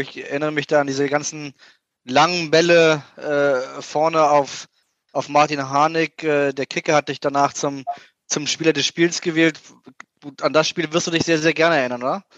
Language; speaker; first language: German; native; German